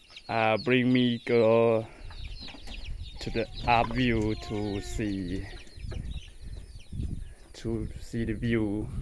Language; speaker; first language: English; non-native, learner; Hmong